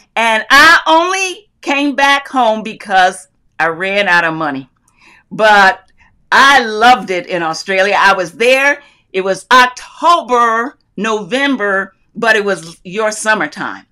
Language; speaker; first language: English; native; English